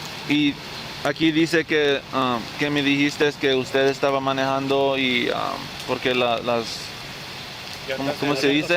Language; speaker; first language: Spanish; early bilingual, heritage; English